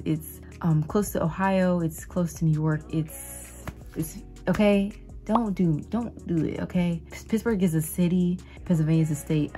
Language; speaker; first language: English; native; English